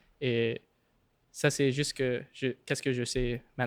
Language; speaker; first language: French; non-native, local second language; English